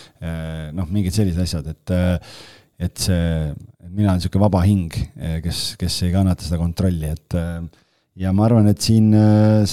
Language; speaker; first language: Estonian; native; Estonian